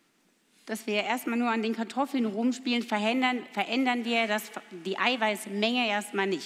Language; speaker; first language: German; native; German